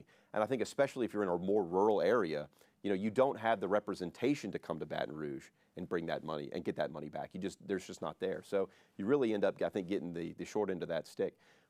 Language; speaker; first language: English; native; English